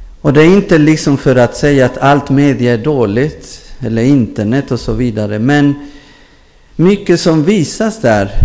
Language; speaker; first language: Swedish; non-native, fluent; Spanish